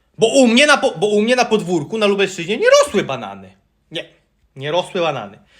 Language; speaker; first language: Polish; native; Polish